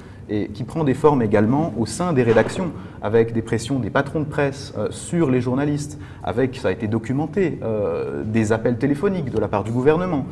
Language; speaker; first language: French; native; French